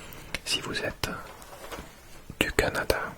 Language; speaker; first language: French; non-native, learner; English